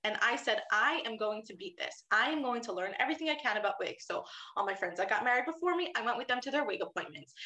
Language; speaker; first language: English; native; English